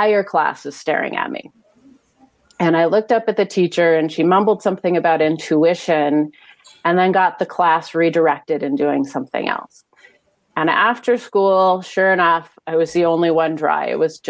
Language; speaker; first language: English; native; English